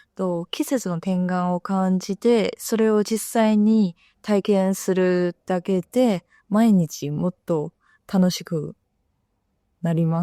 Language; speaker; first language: Japanese; non-native, fluent; Chinese